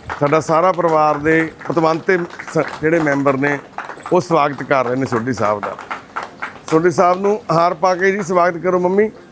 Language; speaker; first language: Punjabi; native; Punjabi